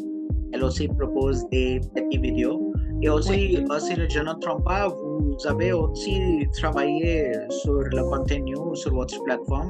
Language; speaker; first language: French; non-native, local second language; Hindi